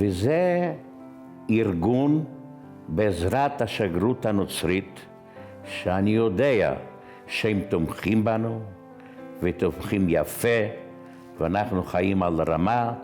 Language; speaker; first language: Hebrew; non-native, fluent; Yiddish